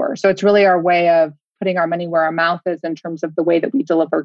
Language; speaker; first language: English; native; English